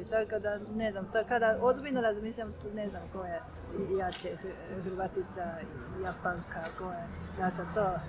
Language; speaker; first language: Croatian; non-native, learner; Japanese